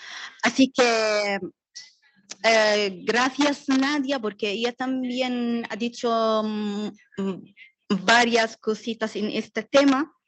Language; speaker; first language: Spanish; non-native, learner; Arabic